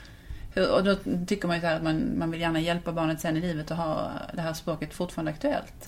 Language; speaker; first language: Swedish; native; Swedish